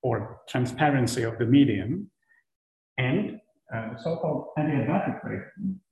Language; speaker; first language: English; non-native, fluent; Czech